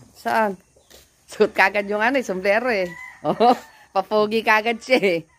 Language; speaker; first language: Filipino; non-native, local second language; Pampanga